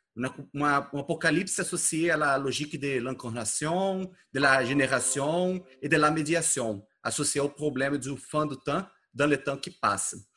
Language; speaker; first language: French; non-native, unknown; Portuguese